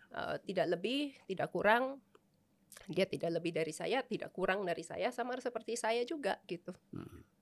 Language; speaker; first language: Indonesian; native; Indonesian